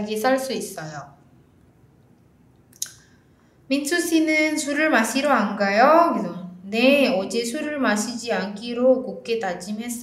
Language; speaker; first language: Korean; non-native, fluent; Indonesian